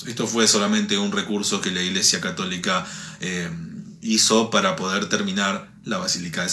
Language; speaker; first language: Spanish; native; Spanish